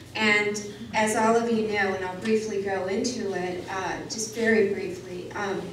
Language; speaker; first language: English; native; English